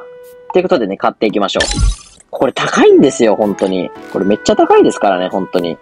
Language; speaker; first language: Japanese; native; Japanese